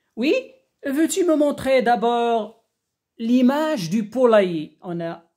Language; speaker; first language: French; non-native, local second language; Arabic